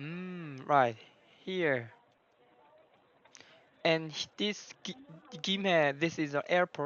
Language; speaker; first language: English; non-native, learner; Korean